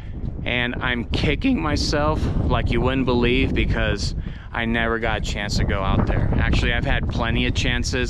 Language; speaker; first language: English; native; English